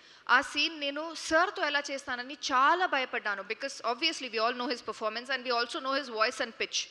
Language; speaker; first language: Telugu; non-native, fluent; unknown